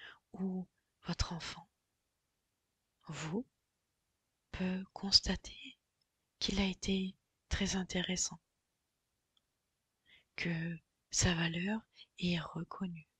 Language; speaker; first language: French; native; French